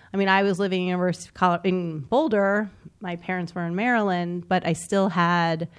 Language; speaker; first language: English; native; English